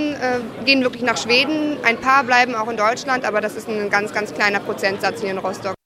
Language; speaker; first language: German; non-native, fluent; Ukrainian